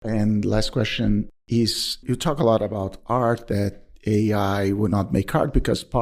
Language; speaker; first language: English; non-native, fluent; Portuguese